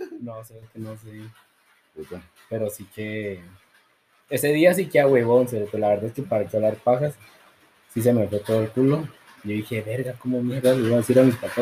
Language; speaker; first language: Spanish; native; Spanish